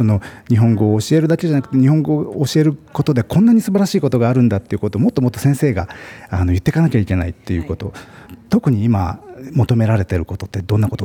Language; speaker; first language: Japanese; native; Japanese